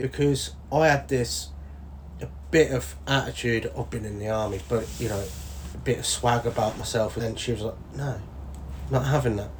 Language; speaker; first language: English; native; English